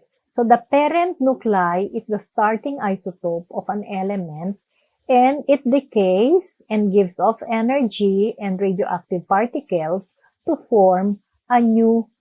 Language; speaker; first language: English; non-native, local second language; Filipino